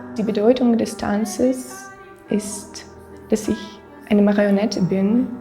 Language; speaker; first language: German; non-native, fluent; Ukrainian